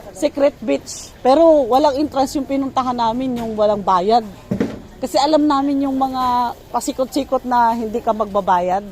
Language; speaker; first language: Filipino; non-native, local second language; Surigaonon